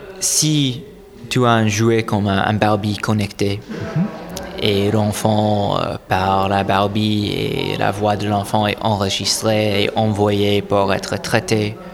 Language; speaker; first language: French; non-native, fluent; English